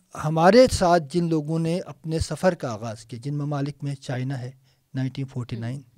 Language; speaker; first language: Urdu; non-native, local second language; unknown